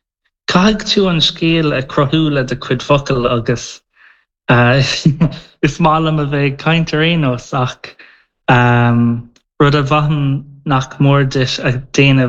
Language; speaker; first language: Irish; non-native, local second language; English